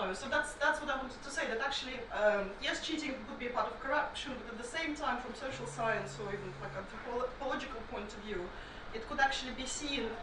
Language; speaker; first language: English; non-native, fluent; Russian